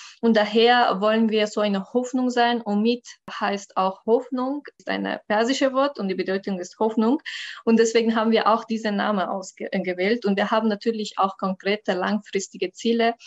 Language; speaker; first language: German; non-native, learner; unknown